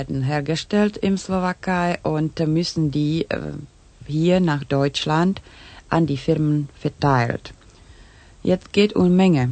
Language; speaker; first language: German; non-native, fluent; Czech